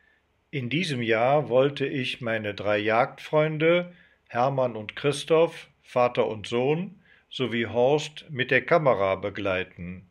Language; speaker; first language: German; native; German